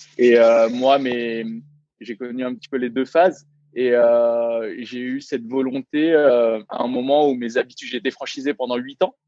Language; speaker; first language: French; early bilingual, other home language; Vietnamese